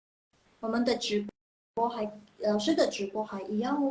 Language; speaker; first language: Chinese; non-native, fluent; Indonesian